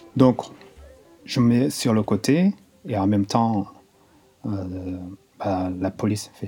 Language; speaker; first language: French; non-native, local second language; Kinyarwanda